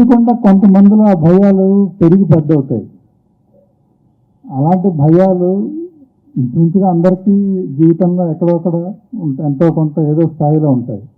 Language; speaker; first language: Telugu; native; Telugu